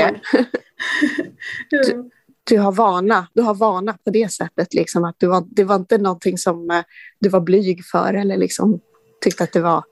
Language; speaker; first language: Swedish; native; Swedish